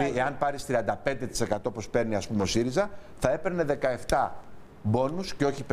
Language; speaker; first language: Greek; native; Greek